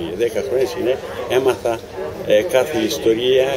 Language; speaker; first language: Greek; non-native, learner; Ukrainian